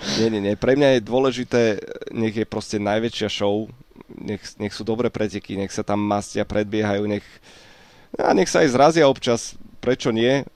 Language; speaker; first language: Slovak; native; Slovak